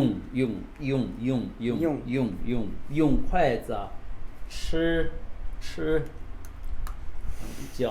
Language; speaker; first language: Chinese; non-native, learner; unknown